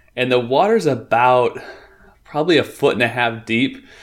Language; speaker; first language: English; native; English